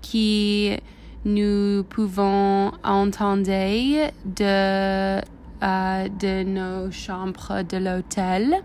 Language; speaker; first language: French; non-native, learner; English